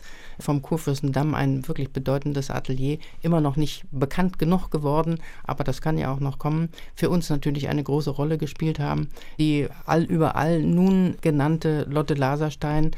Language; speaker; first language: German; native; German